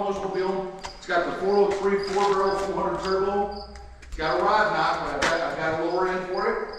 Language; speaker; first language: English; native; English